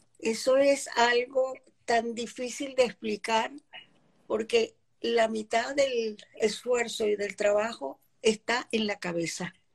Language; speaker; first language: Spanish; early bilingual, other home language; Polish